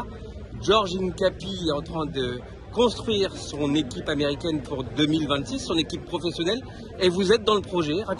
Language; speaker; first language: French; native; French